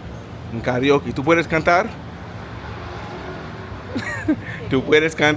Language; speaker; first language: Spanish; non-native, learner; English